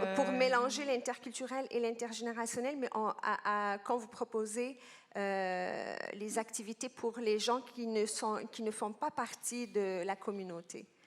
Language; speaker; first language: French; non-native, local second language; Arabic